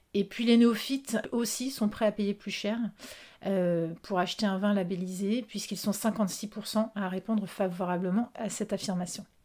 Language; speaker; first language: French; native; French